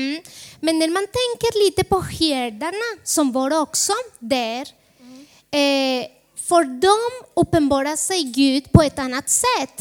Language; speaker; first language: Swedish; non-native, fluent; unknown